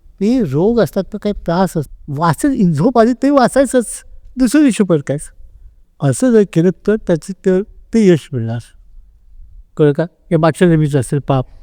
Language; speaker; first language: Marathi; native; Marathi